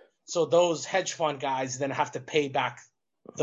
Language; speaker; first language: English; native; English